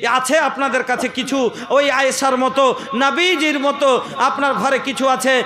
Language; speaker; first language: Bangla; non-native, local second language; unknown